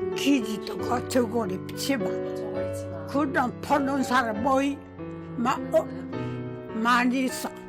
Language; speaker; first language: Korean; non-native, local second language; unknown